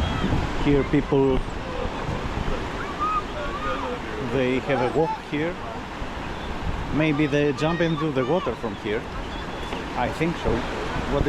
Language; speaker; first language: English; non-native, learner; Greek